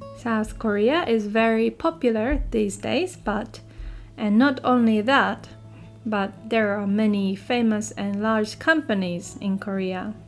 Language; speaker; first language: English; non-native, fluent; Japanese